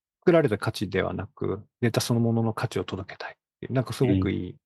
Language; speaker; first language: Japanese; native; Japanese